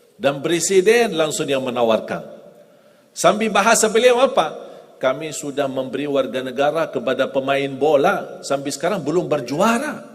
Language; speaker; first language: Indonesian; non-native, fluent; Arabic